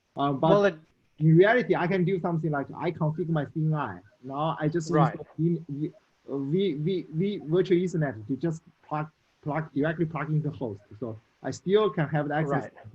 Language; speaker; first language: English; non-native, fluent; Chinese